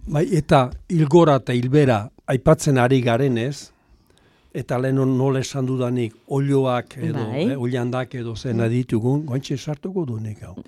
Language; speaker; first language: Basque; native; Basque